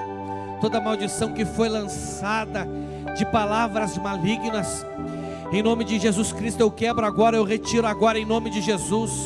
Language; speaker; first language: Portuguese; native; Portuguese